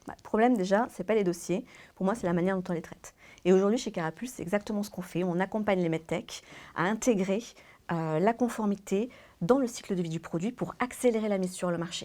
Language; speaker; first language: French; native; French